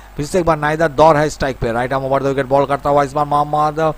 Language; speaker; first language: Hindi; non-native, local second language; Bangla